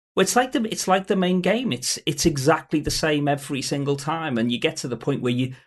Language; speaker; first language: English; native; English